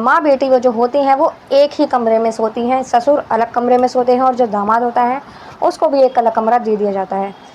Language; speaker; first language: Hindi; native; Hindi